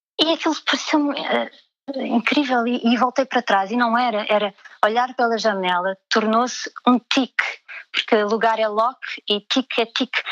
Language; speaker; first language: Portuguese; native; Portuguese